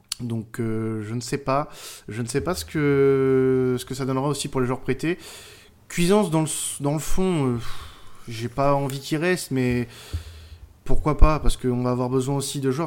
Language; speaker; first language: French; native; French